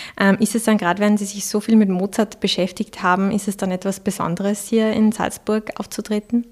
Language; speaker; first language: German; native; German